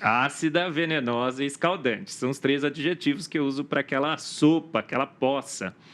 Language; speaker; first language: Portuguese; native; Portuguese